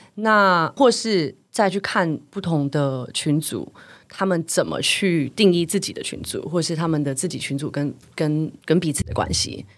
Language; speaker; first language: Chinese; native; Chinese